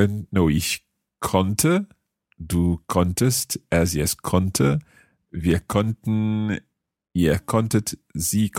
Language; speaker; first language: German; non-native, learner; English